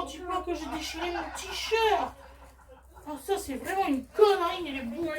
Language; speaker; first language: French; native; French